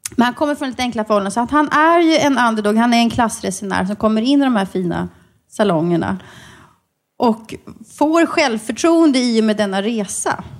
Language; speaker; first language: Swedish; native; Swedish